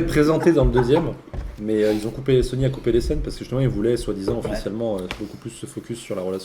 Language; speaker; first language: French; native; French